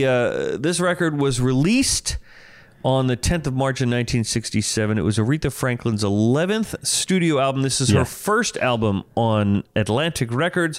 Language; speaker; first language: English; native; English